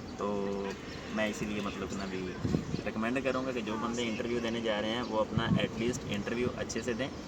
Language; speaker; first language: Urdu; non-native, local second language; Punjabi